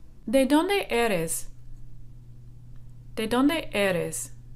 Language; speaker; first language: Spanish; non-native, fluent; English